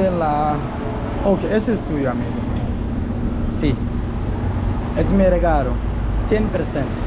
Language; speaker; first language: Spanish; non-native, learner; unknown